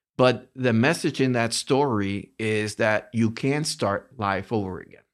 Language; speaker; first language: English; early bilingual, other home language; Spanish